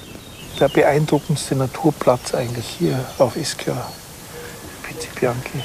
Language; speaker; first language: German; native; German